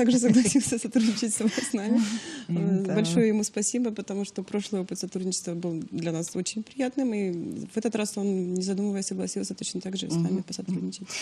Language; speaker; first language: Russian; native; Russian